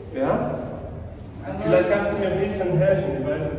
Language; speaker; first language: German; non-native, fluent; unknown